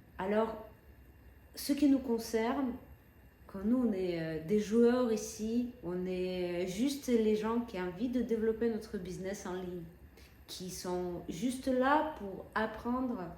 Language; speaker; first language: French; non-native, fluent; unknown